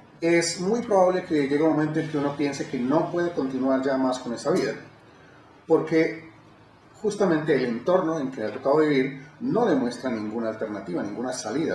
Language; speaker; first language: Spanish; native; Spanish